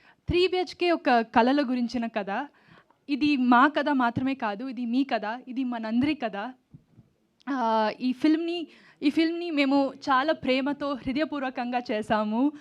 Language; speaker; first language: Telugu; non-native, learner; Tamil